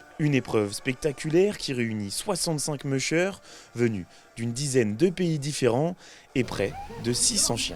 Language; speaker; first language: French; native; French